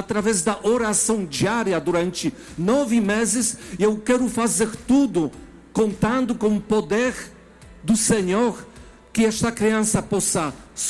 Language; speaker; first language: Portuguese; non-native, fluent; Polish